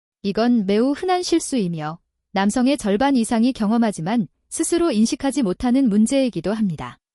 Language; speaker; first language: Korean; native; Korean